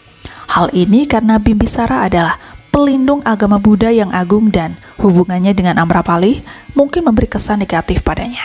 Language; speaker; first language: Indonesian; native; Indonesian